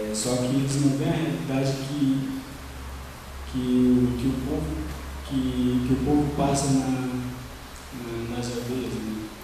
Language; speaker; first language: Portuguese; non-native, local second language; Guarani